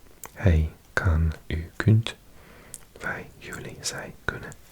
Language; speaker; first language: Dutch; non-native, learner; English